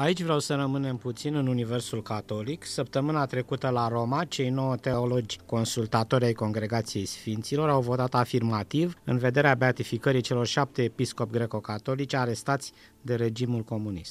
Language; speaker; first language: Romanian; native; Romanian